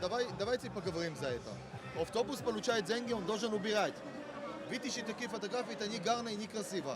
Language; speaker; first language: Russian; non-native, learner; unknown